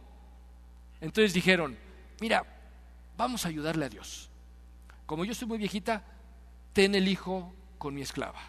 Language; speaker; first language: Spanish; native; Spanish